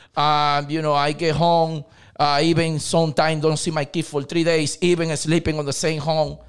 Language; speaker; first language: English; non-native, learner; Spanish